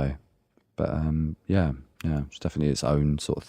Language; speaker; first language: English; native; English